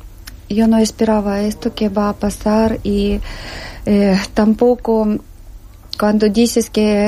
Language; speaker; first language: Spanish; non-native, learner; Ukrainian